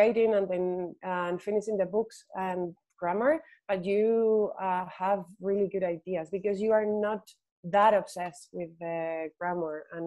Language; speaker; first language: English; non-native, fluent; Spanish